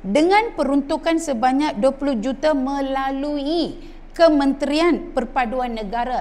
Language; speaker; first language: Malay; non-native, local second language; Tamil